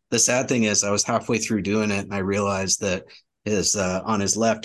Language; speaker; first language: English; native; English